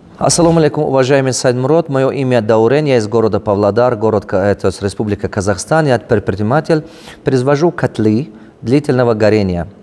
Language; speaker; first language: Russian; non-native, local second language; Tajik